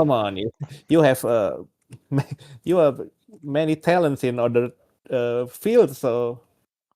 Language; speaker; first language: English; non-native, learner; Indonesian